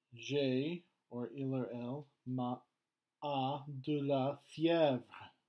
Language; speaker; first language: French; non-native, fluent; English